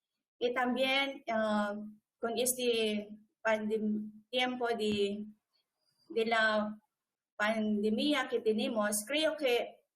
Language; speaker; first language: Spanish; non-native, learner; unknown